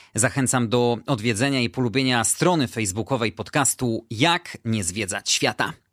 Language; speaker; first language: Polish; native; Polish